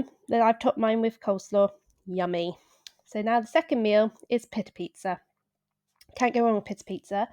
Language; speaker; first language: English; native; English